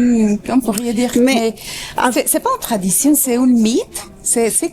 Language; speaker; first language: French; non-native, fluent; Spanish